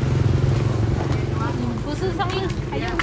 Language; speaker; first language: Chinese; non-native, learner; Lao